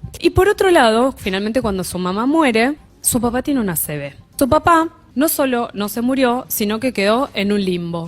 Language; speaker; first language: Spanish; native; Spanish